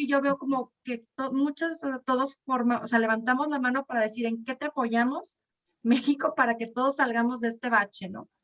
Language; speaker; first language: Spanish; native; Spanish